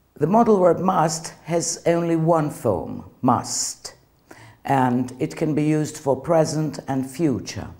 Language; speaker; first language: English; non-native, fluent; Georgian